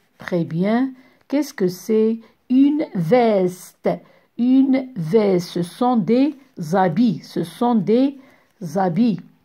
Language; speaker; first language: French; non-native, local second language; Arabic